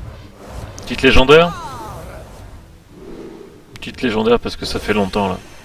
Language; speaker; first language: French; native; French